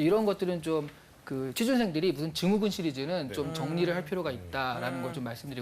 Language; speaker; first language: Korean; native; Korean